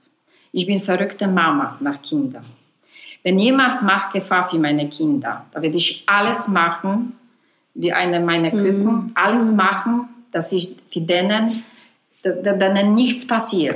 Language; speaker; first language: German; non-native, fluent; Polish